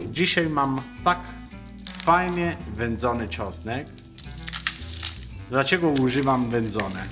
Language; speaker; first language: Polish; non-native, learner; Italian